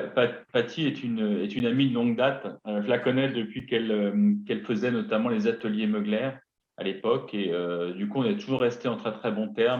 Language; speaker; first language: French; native; French